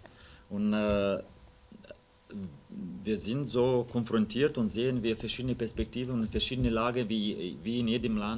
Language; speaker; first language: German; non-native, fluent; Russian